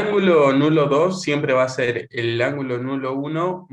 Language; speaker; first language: Spanish; native; Spanish